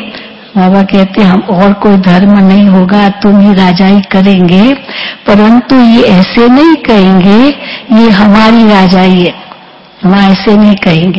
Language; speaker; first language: Hindi; native; Hindi